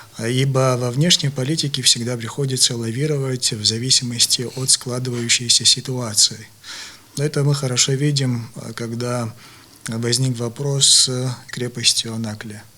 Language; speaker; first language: Russian; non-native, local second language; Abkhazian